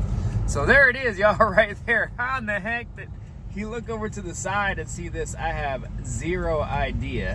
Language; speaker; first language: English; native; English